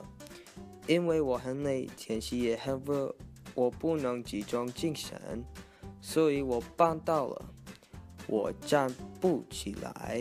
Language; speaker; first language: Chinese; non-native, learner; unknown